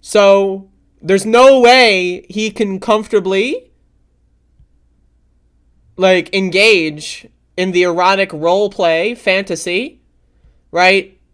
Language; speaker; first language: English; native; English